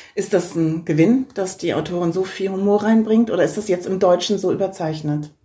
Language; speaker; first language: German; native; German